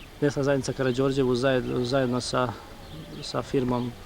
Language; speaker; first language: Bosnian; native; Bosnian